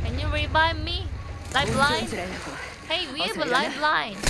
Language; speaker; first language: English; non-native, learner; Korean